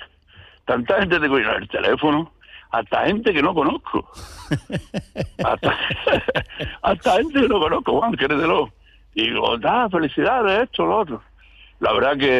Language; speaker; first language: Spanish; native; Spanish